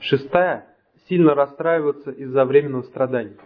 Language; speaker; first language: Russian; native; Russian